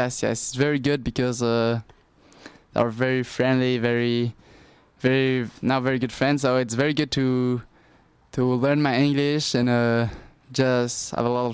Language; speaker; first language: English; non-native, learner; French